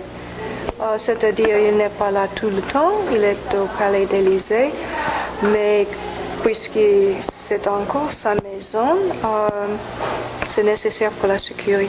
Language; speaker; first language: French; non-native, fluent; English